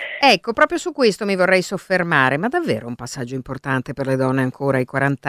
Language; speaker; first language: Italian; native; Italian